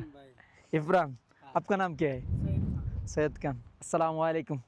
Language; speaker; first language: Hindi; non-native, learner; Bangla